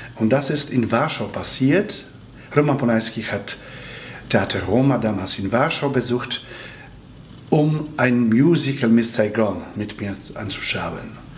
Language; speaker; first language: German; non-native, fluent; Polish